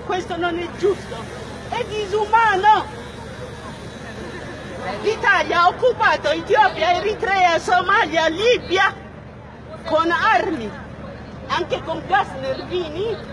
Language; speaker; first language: Italian; non-native, fluent; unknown